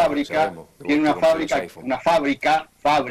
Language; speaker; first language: Spanish; native; Spanish